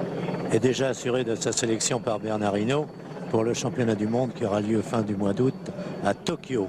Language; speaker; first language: French; native; French